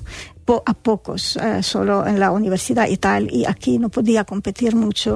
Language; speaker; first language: Spanish; non-native, fluent; Arabic